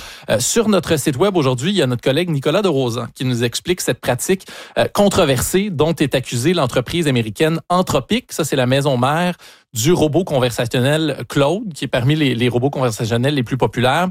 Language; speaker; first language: French; native; French